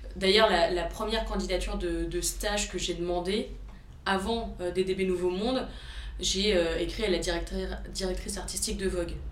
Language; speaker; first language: French; early bilingual, other home language; Romanian